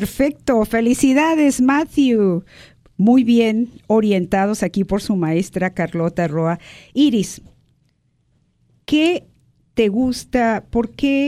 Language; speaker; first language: Spanish; native; Spanish